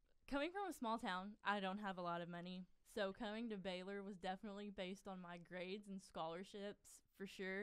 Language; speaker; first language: English; native; English